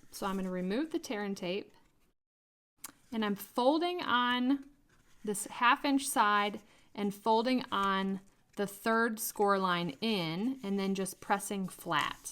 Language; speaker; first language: English; native; English